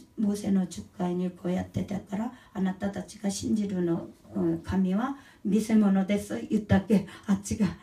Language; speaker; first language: Japanese; non-native, learner; Korean